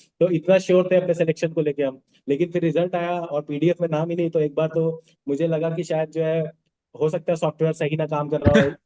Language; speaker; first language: Hindi; non-native, local second language; Bhojpuri